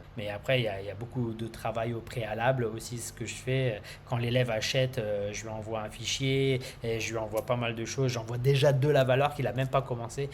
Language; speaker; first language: French; native; French